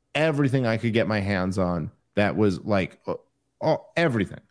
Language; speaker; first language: English; native; English